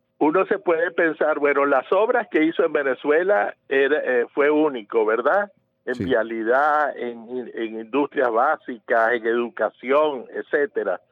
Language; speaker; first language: Spanish; native; Spanish